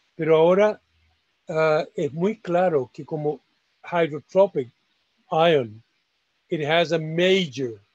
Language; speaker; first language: English; non-native, fluent; Spanish